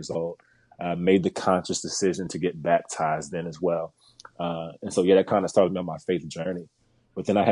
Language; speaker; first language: English; native; English